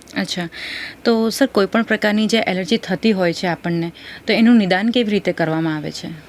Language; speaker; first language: Gujarati; native; Gujarati